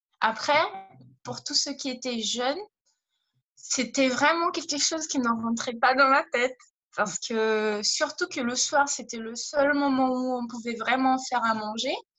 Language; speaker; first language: French; non-native, fluent; Portuguese